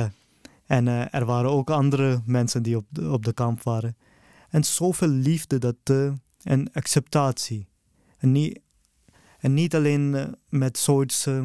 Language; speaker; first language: Dutch; early bilingual, other home language; Urdu